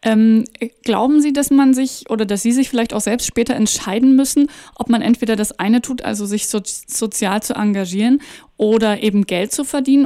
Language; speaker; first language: German; native; German